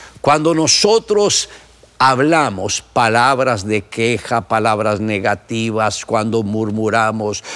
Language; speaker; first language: Spanish; native; Spanish